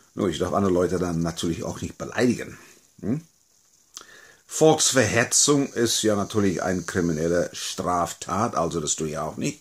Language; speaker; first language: German; non-native, fluent; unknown